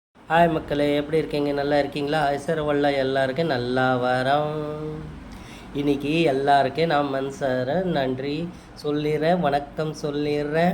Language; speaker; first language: Tamil; non-native, local second language; Urdu